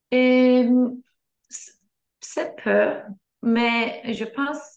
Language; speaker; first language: French; non-native, learner; Turkish